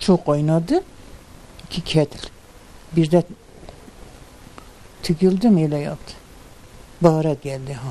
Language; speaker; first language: Turkish; non-native, local second language; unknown